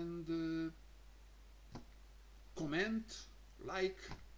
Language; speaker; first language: English; non-native, learner; Croatian